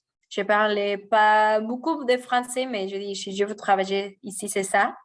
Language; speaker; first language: French; non-native, fluent; Spanish